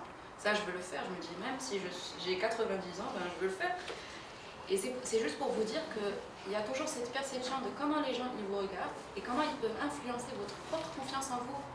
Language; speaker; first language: French; native; French